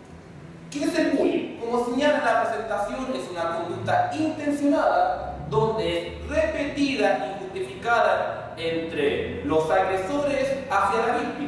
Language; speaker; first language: Spanish; native; Spanish